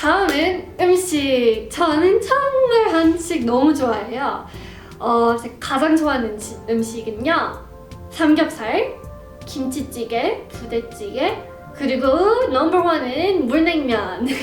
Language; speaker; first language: Korean; non-native, fluent; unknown